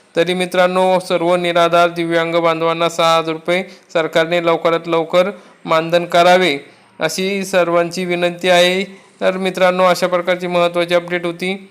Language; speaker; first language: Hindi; non-native, local second language; Marathi